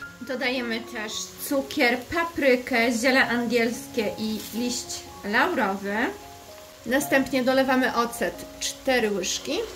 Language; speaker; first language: Polish; native; Polish